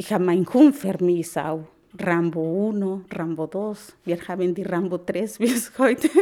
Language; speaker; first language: German; non-native, learner; Spanish